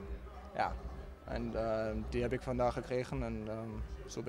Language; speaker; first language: Dutch; non-native, fluent; German